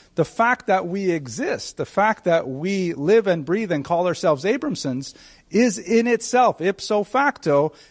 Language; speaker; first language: English; native; English